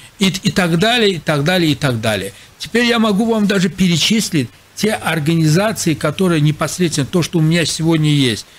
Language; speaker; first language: Russian; non-native, local second language; Azerbaijani